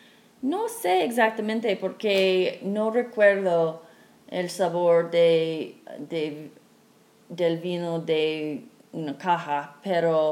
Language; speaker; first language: Spanish; non-native, learner; English